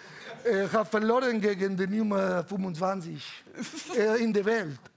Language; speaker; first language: German; non-native, learner; Catalan